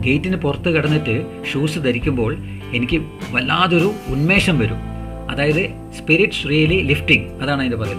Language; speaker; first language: Malayalam; native; Malayalam